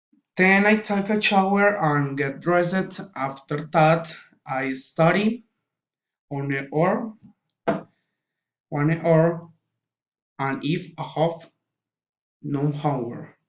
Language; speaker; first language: English; non-native, learner; Spanish